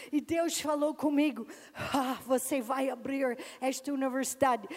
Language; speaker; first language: Portuguese; non-native, learner; English